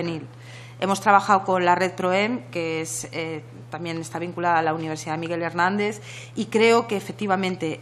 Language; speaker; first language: Spanish; native; Spanish